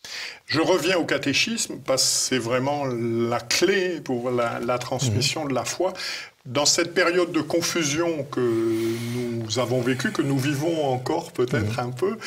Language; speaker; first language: French; native; French